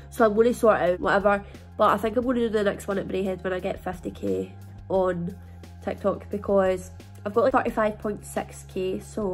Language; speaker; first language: English; native; English